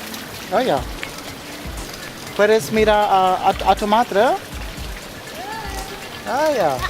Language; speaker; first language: Spanish; non-native, learner; German